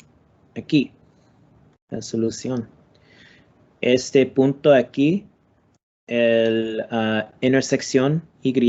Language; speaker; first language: Spanish; non-native, learner; English